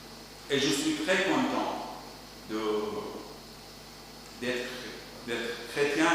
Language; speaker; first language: French; non-native, learner; Arabic